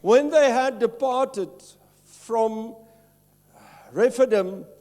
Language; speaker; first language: English; non-native, local second language; Afrikaans